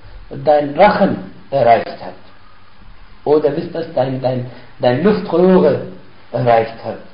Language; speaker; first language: German; non-native, fluent; Arabic